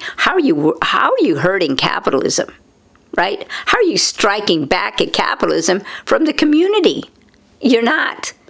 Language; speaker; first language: English; native; English